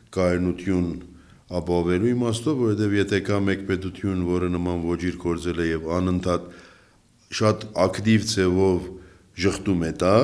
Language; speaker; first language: Armenian; early bilingual, heritage; Armenian